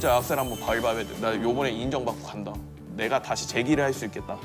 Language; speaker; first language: Korean; native; Korean